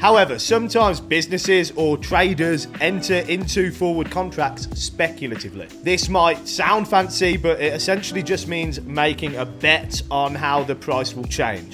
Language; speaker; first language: English; native; English